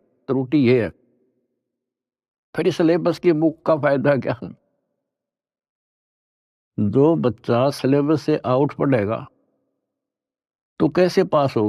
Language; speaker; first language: Hindi; native; Hindi